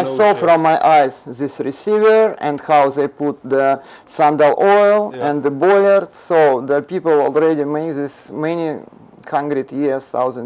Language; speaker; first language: English; non-native, learner; Russian